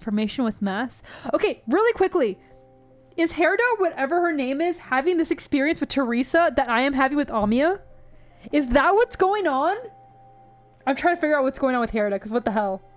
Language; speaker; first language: English; native; English